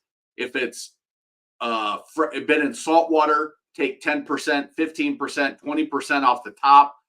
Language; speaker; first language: English; native; English